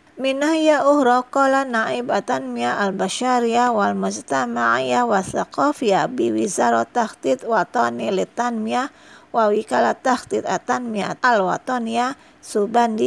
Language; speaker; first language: Arabic; non-native, fluent; Indonesian